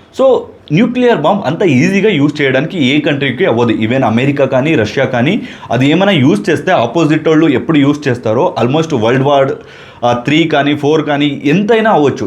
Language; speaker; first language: Telugu; non-native, local second language; Kannada